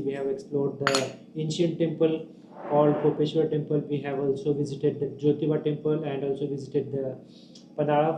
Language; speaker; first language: English; non-native, local second language; Marathi